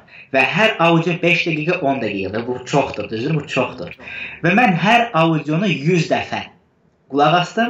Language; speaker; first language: Azerbaijani; non-native, fluent; Turkish